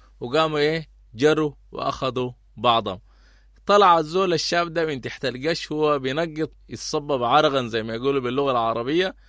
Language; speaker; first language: Arabic; native; Arabic